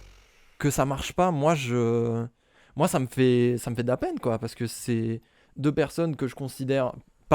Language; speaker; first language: French; native; French